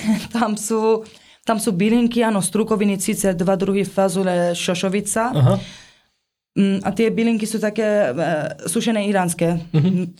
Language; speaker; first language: Slovak; non-native, fluent; Persian